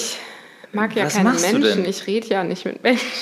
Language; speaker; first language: German; native; German